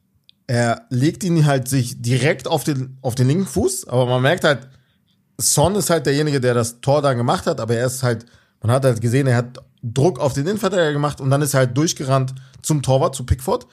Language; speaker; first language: German; native; German